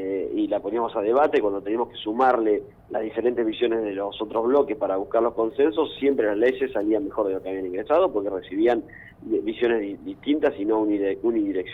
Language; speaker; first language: Spanish; native; Spanish